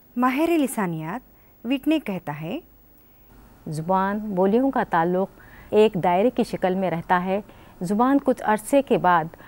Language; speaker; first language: Urdu; native; Urdu